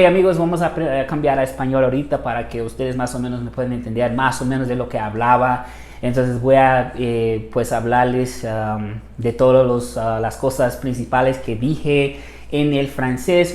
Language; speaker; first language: Spanish; non-native, fluent; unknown